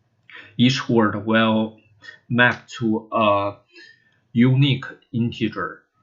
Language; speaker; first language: English; non-native, learner; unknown